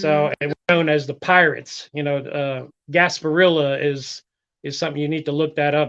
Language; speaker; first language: English; native; English